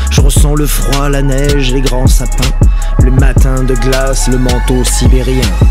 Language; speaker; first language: French; native; French